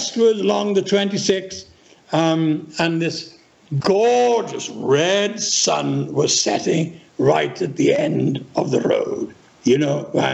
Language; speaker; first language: English; native; English